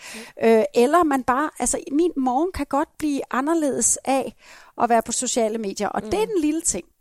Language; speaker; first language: Danish; native; Danish